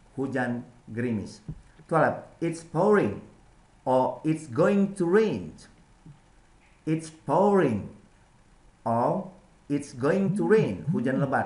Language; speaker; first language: English; non-native, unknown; Indonesian